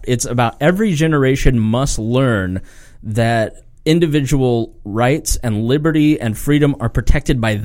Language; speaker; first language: English; native; English